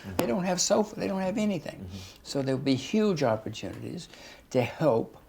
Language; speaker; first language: English; native; English